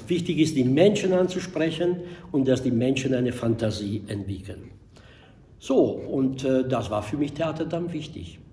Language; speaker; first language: German; non-native, fluent; Italian